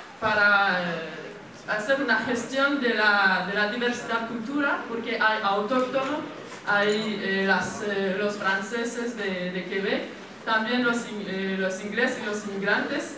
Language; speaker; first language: Spanish; non-native, learner; French